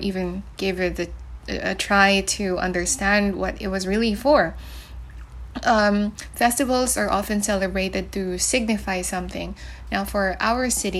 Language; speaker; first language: English; non-native, local second language; Cebuano